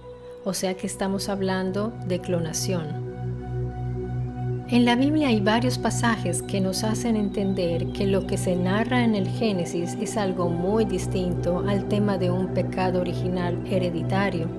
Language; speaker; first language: Spanish; non-native, fluent; Italian